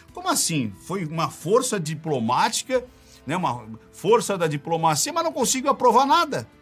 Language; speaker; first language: Portuguese; native; Portuguese